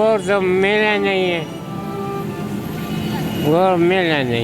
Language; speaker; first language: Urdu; non-native, local second language; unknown